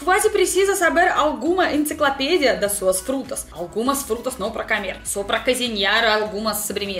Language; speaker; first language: Portuguese; non-native, learner; Russian